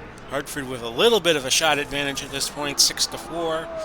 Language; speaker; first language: English; native; English